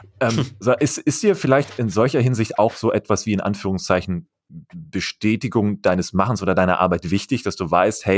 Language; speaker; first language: German; native; German